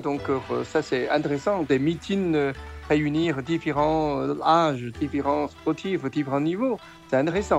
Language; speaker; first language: French; non-native, fluent; Chinese